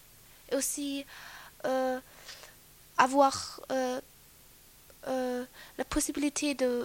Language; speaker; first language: French; non-native, fluent; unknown